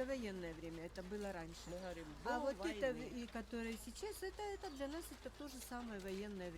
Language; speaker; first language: Russian; native; Russian